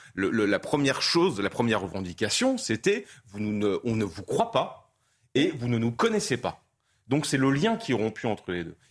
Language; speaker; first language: French; native; French